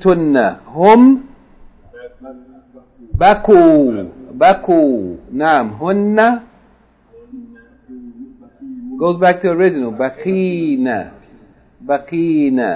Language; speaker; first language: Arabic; non-native, fluent; English